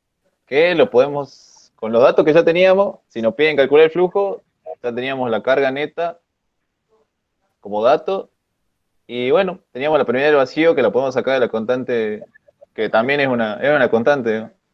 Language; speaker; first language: Spanish; native; Spanish